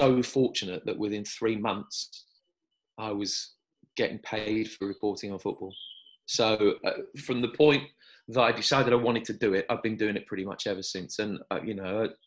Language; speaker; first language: English; native; English